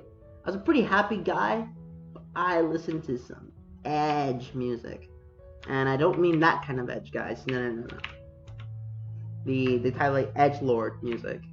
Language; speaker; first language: English; native; English